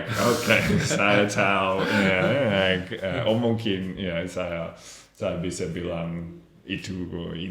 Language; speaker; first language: Indonesian; non-native, learner; English